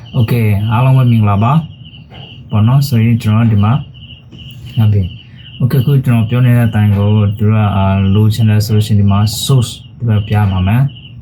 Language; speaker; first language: Burmese; non-native, local second language; Shan